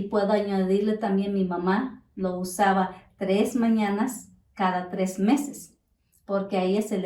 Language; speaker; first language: Spanish; native; Spanish